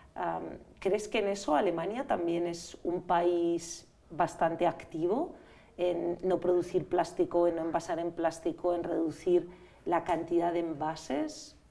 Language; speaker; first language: Spanish; native; Spanish